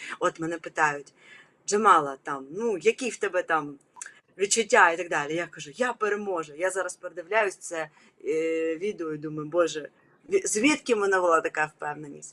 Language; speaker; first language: Ukrainian; non-native, local second language; Russian